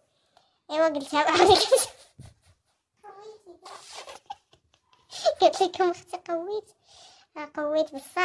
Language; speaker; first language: Arabic; native; Arabic